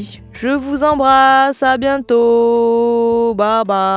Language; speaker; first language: French; native; French